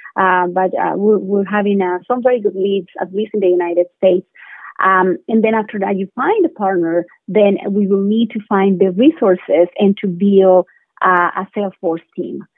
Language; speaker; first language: English; non-native, fluent; Spanish